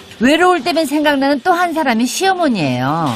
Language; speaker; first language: Korean; native; Korean